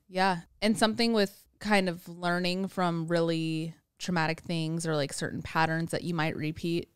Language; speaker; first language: English; native; English